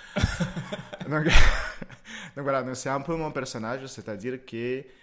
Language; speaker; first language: French; non-native, fluent; Spanish